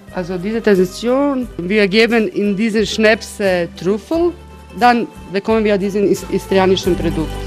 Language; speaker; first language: German; non-native, learner; Croatian